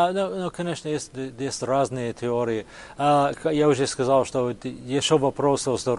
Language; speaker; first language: Russian; non-native, fluent; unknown